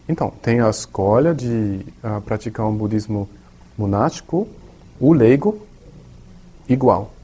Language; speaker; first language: Portuguese; non-native, learner; German